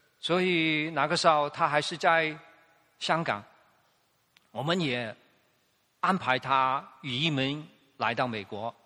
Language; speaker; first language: Chinese; non-native, local second language; Cantonese